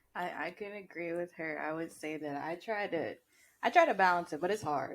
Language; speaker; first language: English; native; English